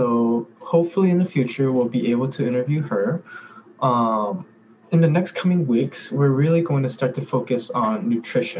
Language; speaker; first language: English; early bilingual, other home language; Korean